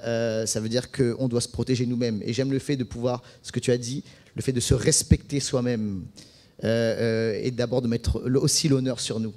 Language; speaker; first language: French; native; French